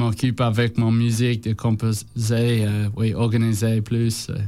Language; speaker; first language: French; non-native, learner; English